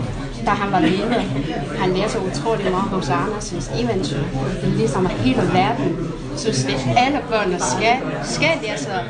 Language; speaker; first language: Danish; non-native, fluent; Chinese